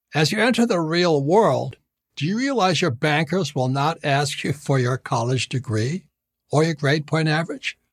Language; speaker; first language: English; native; English